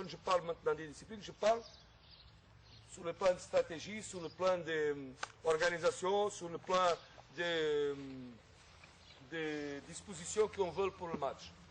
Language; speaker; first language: French; non-native, fluent; Portuguese